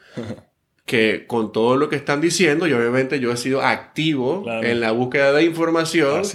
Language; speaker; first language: Spanish; native; Spanish